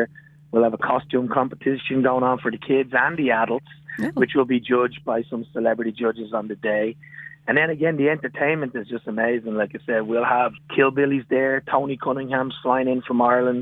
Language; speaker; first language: English; native; English